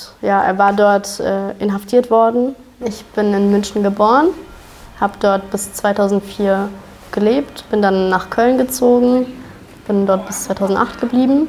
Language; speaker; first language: German; early bilingual, other home language; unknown